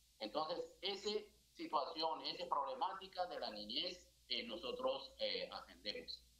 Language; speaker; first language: Spanish; non-native, fluent; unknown